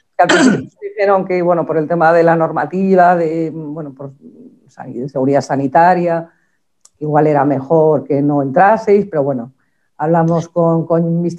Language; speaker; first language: Spanish; native; Spanish